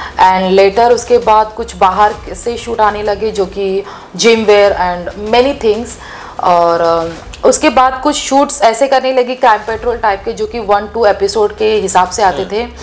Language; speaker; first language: Hindi; early bilingual, other home language; Nepali